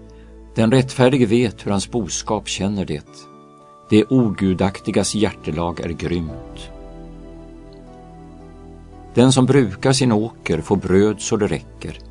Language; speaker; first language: Swedish; native; Swedish